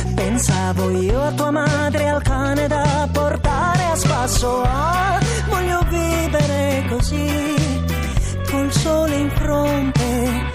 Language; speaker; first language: Italian; native; Italian